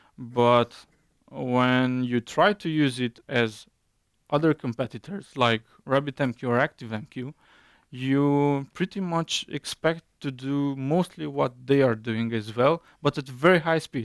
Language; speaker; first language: English; non-native, fluent; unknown